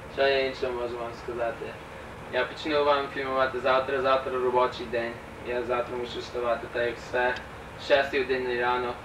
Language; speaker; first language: Ukrainian; early bilingual, heritage; Ukrainian